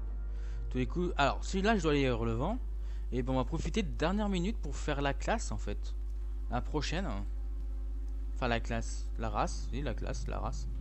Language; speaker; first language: French; native; French